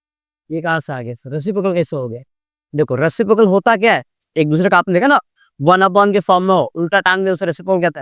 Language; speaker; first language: Hindi; non-native, local second language; Gujarati